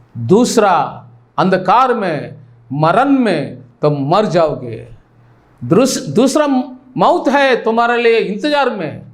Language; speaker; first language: Hindi; non-native, local second language; Telugu